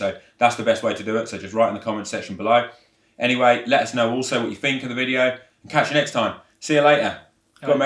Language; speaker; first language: English; native; English